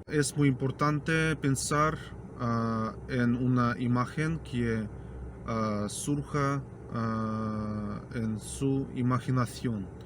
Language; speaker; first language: Spanish; non-native, fluent; Russian